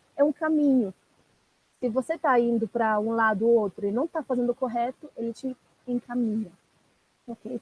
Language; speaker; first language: Portuguese; non-native, fluent; Italian